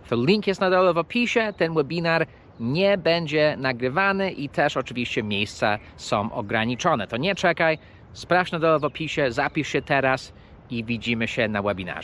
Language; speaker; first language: Polish; non-native, fluent; English